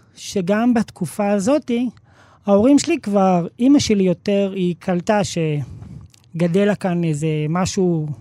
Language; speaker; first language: Hebrew; native; Hebrew